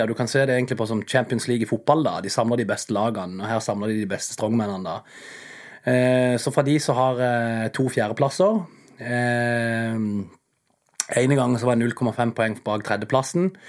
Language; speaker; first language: Norwegian; native; Norwegian